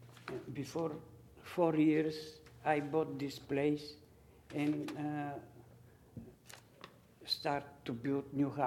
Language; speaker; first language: English; non-native, learner; Bulgarian